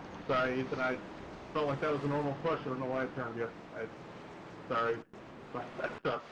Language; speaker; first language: English; native; English